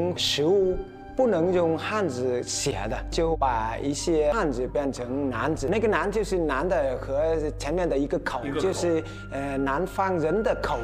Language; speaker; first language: Chinese; non-native, fluent; Vietnamese